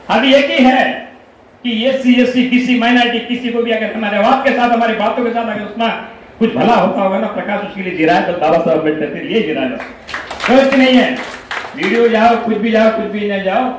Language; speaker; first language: Hindi; non-native, local second language; Telugu